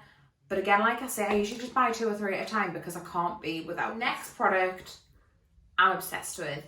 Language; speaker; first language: English; native; English